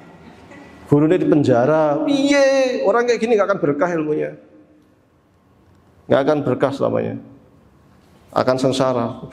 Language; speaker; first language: Indonesian; native; Indonesian